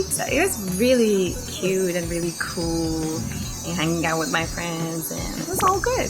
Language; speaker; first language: English; non-native, fluent; Persian